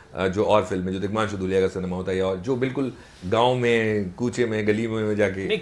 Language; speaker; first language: Hindi; native; Hindi